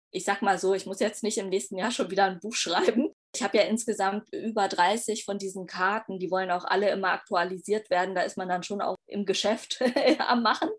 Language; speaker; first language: German; native; German